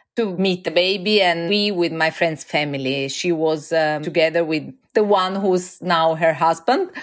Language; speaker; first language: English; non-native, fluent; Italian